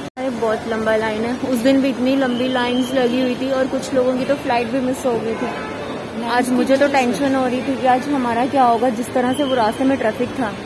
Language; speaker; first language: Hindi; native; Hindi